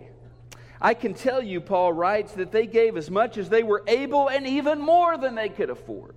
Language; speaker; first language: English; native; English